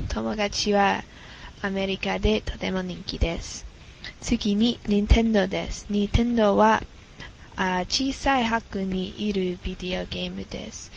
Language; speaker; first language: Japanese; non-native, learner; English